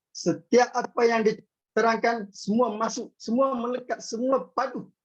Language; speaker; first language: Malay; native; Malay